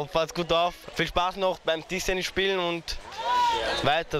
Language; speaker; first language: German; early bilingual, other home language; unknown